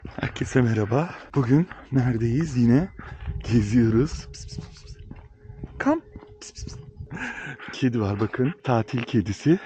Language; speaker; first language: Turkish; early bilingual, heritage; Turkish